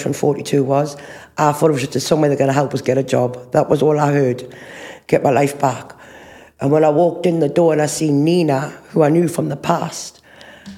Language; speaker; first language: English; native; English